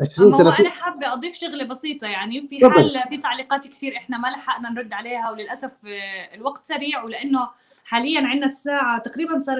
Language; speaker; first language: Arabic; native; Arabic